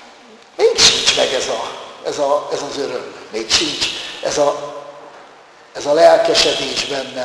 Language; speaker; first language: Hungarian; native; Hungarian